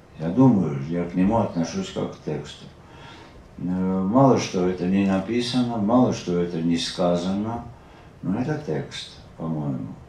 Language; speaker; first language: Russian; non-native, local second language; Georgian